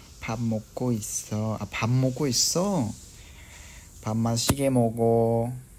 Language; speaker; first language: Korean; non-native, fluent; Vietnamese